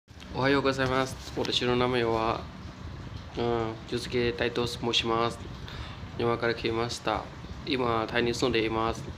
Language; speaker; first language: Japanese; non-native, learner; Thai